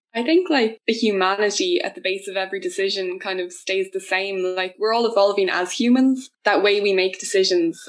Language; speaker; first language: English; native; English